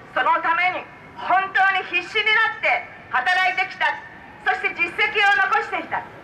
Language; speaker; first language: Japanese; native; Japanese